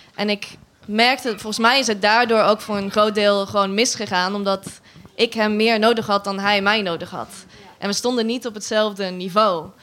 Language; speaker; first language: Dutch; non-native, fluent; Arabic